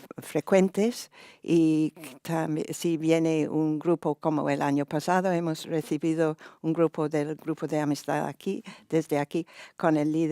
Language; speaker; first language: Spanish; non-native, fluent; English